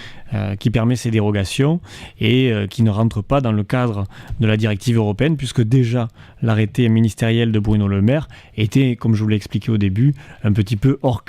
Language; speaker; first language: French; native; French